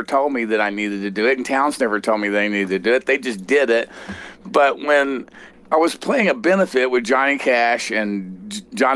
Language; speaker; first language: English; native; English